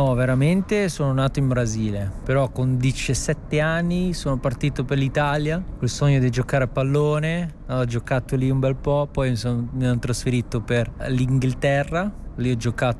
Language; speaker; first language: Italian; native; Italian